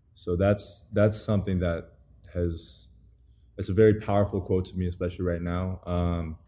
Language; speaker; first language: English; early bilingual, other home language; Chinese